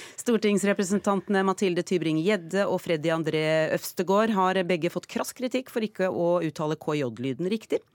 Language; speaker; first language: Norwegian; native; Norwegian